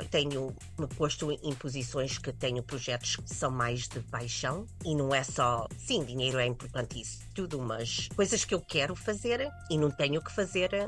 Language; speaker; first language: Portuguese; early bilingual, heritage; English